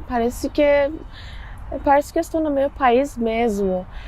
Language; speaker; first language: Portuguese; non-native, fluent; Persian